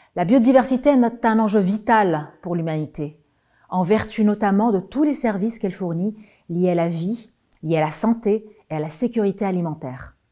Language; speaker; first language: French; non-native, local second language; Arabic